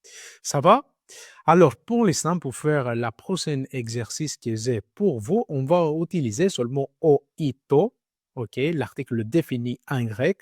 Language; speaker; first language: French; non-native, learner; Greek